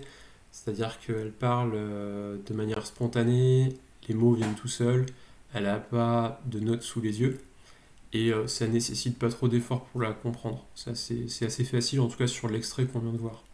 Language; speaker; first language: French; native; French